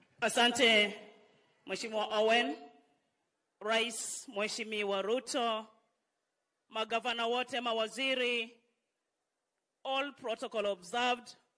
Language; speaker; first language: Swahili; native; Swahili